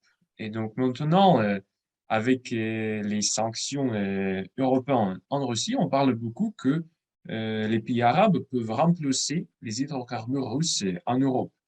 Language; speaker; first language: French; non-native, fluent; Russian